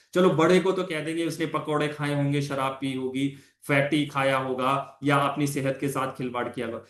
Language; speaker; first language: Hindi; non-native, local second language; Punjabi